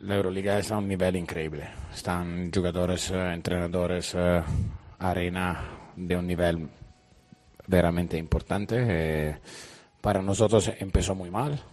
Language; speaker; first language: Spanish; non-native, fluent; Italian